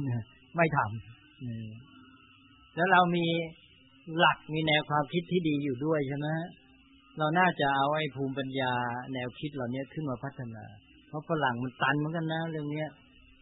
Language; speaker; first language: Thai; native; Thai